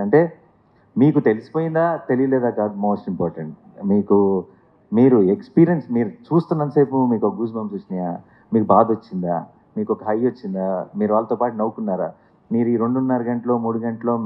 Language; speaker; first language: Telugu; native; Telugu